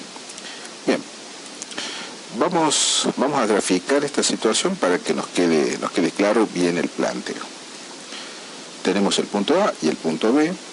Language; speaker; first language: Spanish; native; Spanish